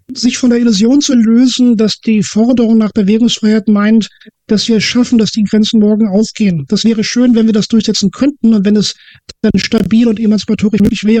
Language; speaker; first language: German; native; German